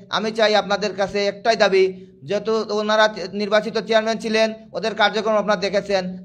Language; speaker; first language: Bangla; native; Bangla